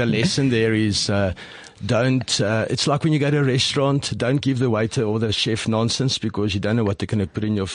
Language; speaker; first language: English; non-native, local second language; Afrikaans